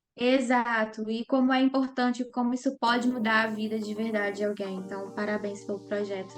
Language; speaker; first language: Portuguese; native; Portuguese